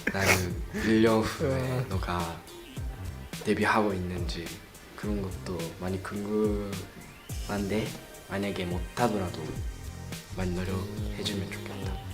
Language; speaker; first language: Korean; non-native, learner; Japanese